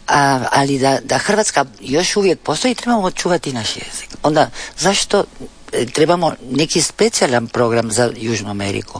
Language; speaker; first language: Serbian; early bilingual, heritage; Spanish